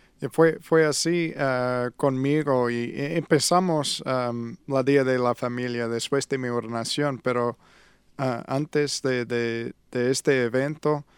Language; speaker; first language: Spanish; non-native, learner; English